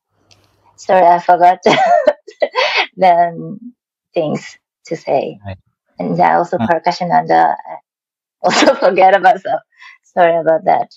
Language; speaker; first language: English; non-native, learner; Japanese